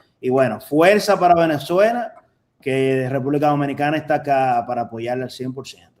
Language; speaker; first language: Spanish; native; Spanish